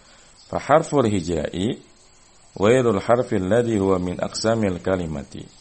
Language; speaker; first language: Arabic; non-native, fluent; Indonesian